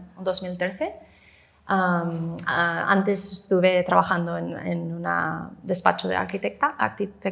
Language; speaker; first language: Spanish; non-native, fluent; English